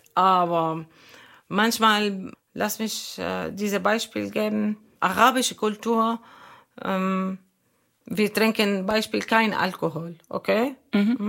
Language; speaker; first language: German; non-native, learner; Arabic